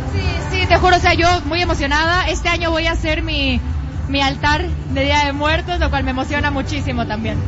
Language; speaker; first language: Spanish; native; Spanish